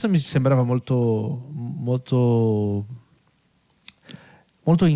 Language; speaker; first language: Italian; non-native, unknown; Portuguese